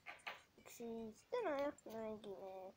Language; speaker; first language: Finnish; non-native, learner; Estonian